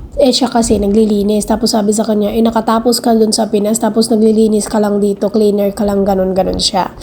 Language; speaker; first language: Filipino; non-native, local second language; Iloko